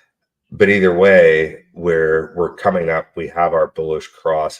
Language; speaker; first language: English; native; English